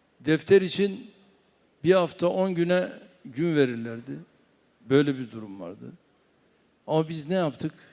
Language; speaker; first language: Turkish; native; Turkish